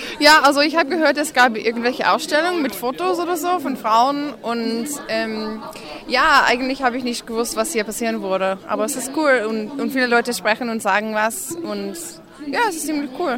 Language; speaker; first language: German; non-native, fluent; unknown